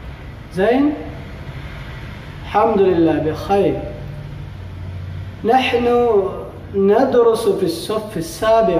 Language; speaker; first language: Arabic; non-native, fluent; Malayalam